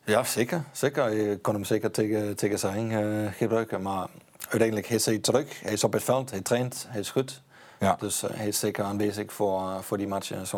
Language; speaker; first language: Dutch; non-native, fluent; Danish